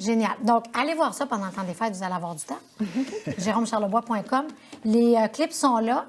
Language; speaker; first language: French; native; French